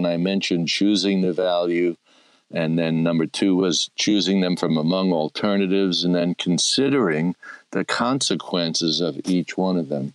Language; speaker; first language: English; native; English